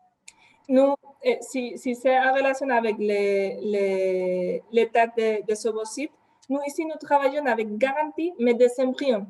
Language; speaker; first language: French; non-native, fluent; Spanish